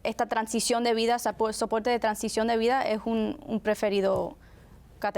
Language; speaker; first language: Spanish; early bilingual, heritage; Spanish